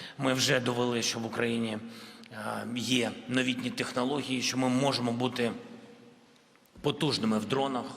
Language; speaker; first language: Ukrainian; non-native, local second language; Russian